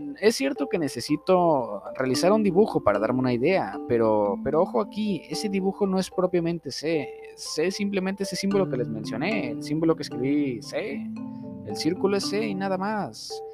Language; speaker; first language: Spanish; native; Spanish